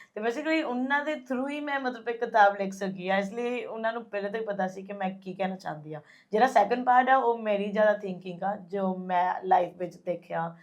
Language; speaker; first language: Punjabi; early bilingual, heritage; Punjabi